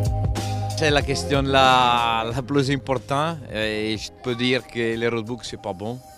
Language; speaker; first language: French; non-native, fluent; Italian